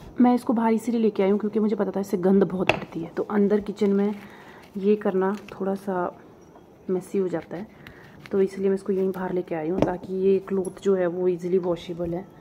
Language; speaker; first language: Hindi; non-native, local second language; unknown